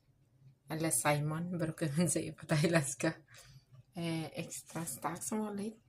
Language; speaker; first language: Swedish; non-native, learner; Thai